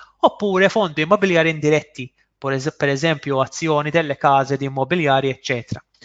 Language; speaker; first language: Italian; non-native, fluent; Maltese